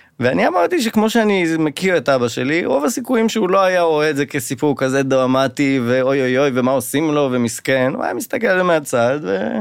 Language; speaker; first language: Hebrew; native; Hebrew